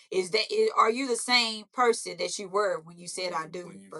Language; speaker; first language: English; native; English